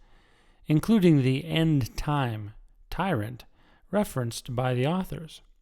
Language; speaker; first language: English; native; English